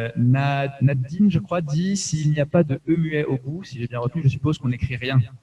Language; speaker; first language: French; native; French